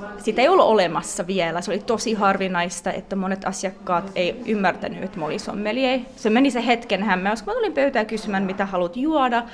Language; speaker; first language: Finnish; non-native, fluent; English